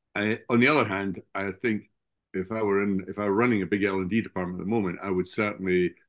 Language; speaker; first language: English; native; English